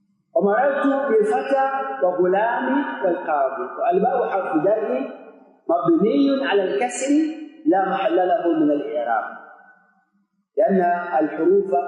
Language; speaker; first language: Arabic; non-native, fluent; Swahili